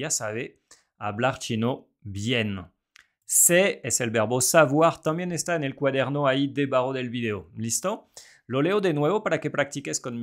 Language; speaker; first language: Spanish; non-native, fluent; French